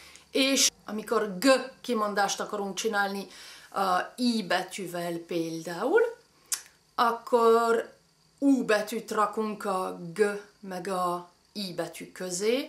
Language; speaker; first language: Hungarian; early bilingual, heritage; French